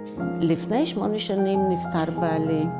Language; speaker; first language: Hebrew; early bilingual, other home language; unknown